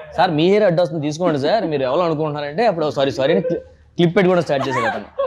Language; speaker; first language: Telugu; native; Telugu